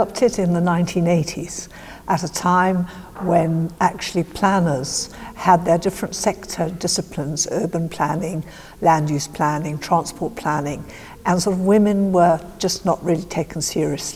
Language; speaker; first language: English; native; English